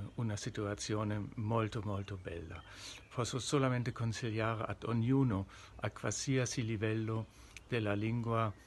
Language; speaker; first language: Italian; non-native, learner; German